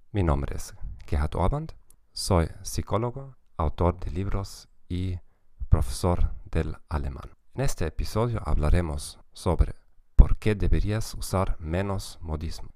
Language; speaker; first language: Spanish; non-native, fluent; German